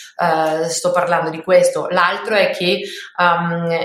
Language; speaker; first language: Italian; non-native, fluent; German